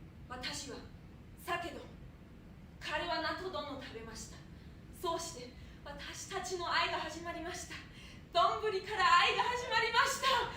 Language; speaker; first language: Japanese; non-native, fluent; German